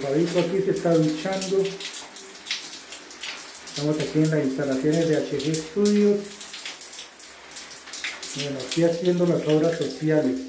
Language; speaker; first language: Spanish; native; Spanish